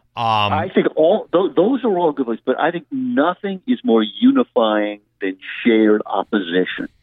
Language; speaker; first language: English; native; English